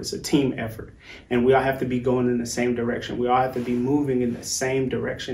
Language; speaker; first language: English; native; English